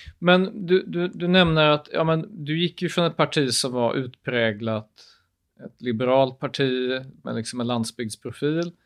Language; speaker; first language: Swedish; early bilingual, other home language; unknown